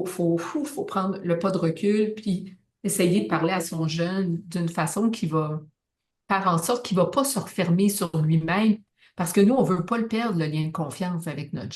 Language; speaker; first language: French; native; French